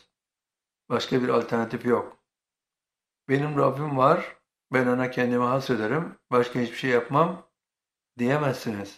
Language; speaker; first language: Turkish; native; Turkish